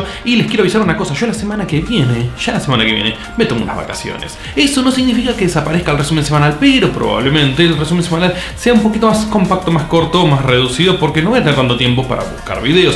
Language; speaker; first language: Spanish; native; Spanish